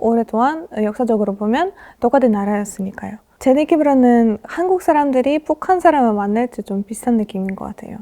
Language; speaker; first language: Korean; non-native, fluent; Russian